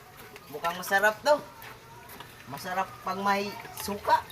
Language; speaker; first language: Filipino; non-native, local second language; Cebuano